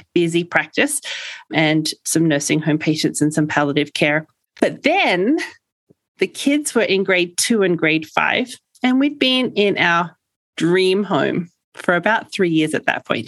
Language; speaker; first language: English; native; English